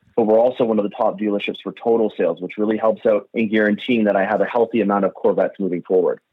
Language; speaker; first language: English; native; English